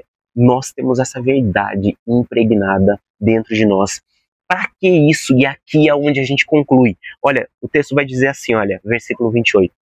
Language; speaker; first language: Portuguese; native; Portuguese